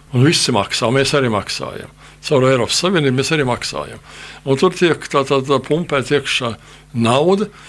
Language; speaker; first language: Latvian; native; Latvian